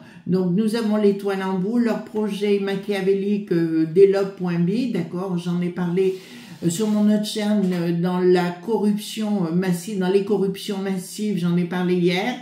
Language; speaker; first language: French; native; French